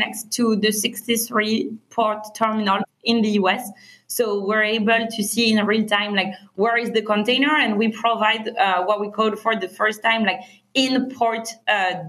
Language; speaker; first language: English; non-native, fluent; French